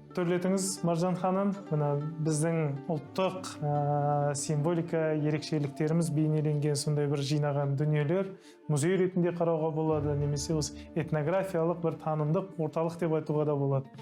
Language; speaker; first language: Kazakh; non-native, local second language; Uzbek